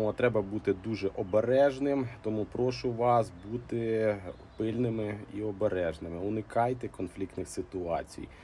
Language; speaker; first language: Ukrainian; native; Ukrainian